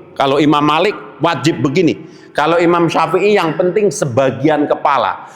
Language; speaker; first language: Indonesian; non-native, local second language; Javanese